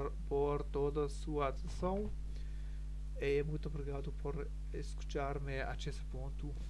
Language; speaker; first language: Portuguese; non-native, learner; German